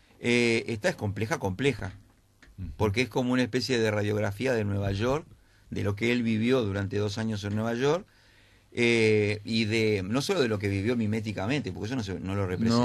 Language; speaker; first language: Spanish; native; Spanish